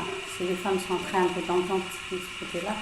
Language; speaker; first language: French; non-native, fluent; Chinese